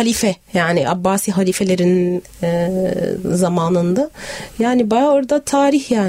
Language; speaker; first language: Turkish; non-native, fluent; Arabic